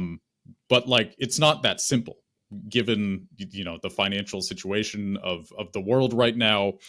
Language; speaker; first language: English; native; English